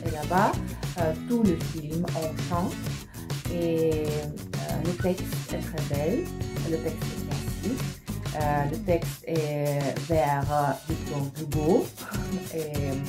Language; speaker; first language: French; non-native, fluent; Russian